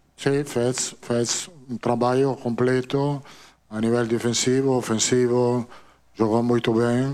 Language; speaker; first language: Portuguese; non-native, fluent; Italian